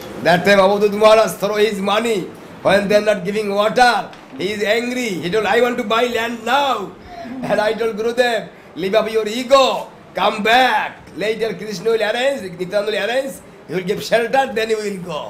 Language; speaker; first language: English; non-native, local second language; Bangla